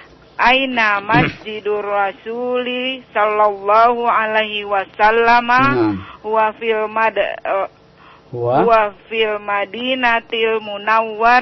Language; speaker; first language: Arabic; non-native, learner; Indonesian